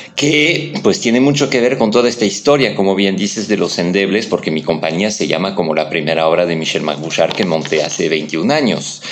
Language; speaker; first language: Spanish; non-native, fluent; French